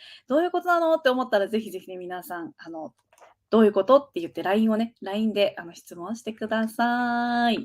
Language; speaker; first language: Japanese; native; Japanese